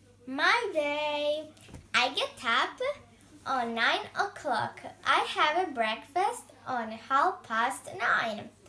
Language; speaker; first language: English; non-native, learner; Croatian